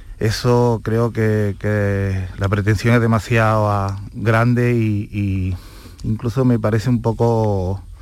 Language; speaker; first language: Spanish; native; Spanish